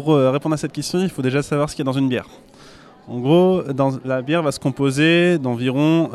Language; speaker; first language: French; native; French